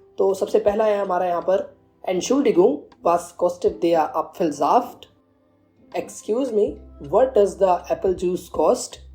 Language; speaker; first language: Hindi; native; Hindi